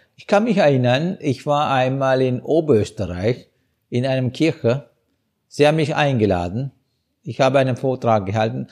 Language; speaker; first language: German; non-native, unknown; Sinhala